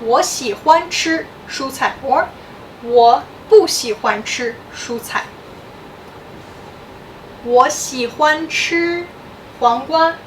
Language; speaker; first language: Chinese; non-native, fluent; English